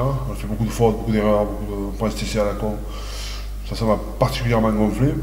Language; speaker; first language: French; native; French